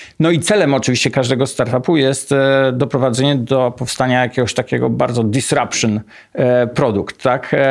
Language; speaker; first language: Polish; native; Polish